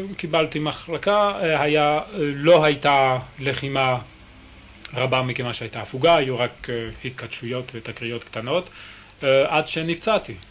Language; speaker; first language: Hebrew; non-native, fluent; French